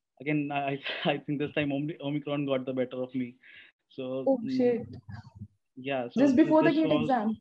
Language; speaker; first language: English; non-native, local second language; Hindi